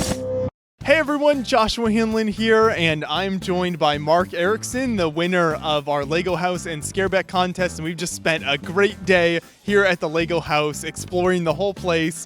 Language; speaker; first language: English; native; English